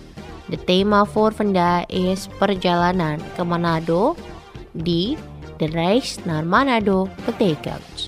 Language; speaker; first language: Dutch; non-native, fluent; Indonesian